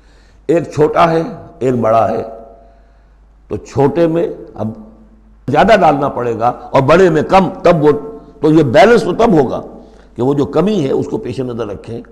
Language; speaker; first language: Urdu; native; Urdu